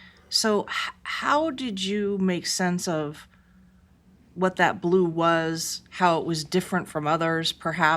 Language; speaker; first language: English; native; English